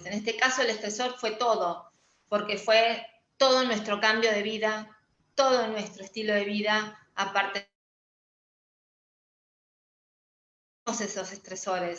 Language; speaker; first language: Spanish; native; Spanish